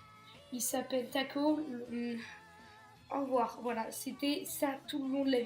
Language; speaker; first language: French; native; French